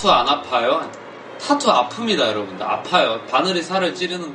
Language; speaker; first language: Korean; native; Korean